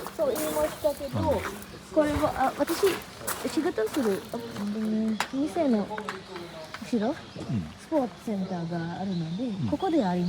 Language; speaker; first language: Japanese; non-native, learner; Sinhala